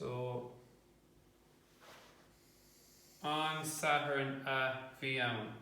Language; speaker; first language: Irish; non-native, local second language; English